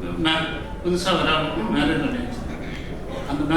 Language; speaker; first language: Tamil; non-native, learner; Malayalam